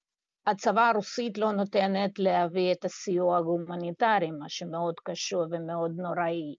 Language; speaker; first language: Hebrew; non-native, fluent; Russian